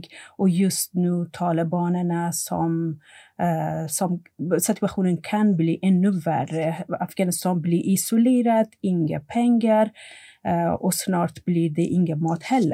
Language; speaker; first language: Swedish; non-native, fluent; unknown